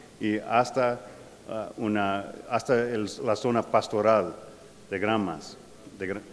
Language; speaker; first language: Spanish; non-native, learner; English